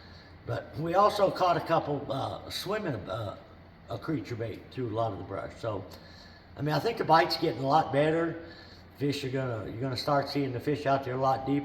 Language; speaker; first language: English; native; English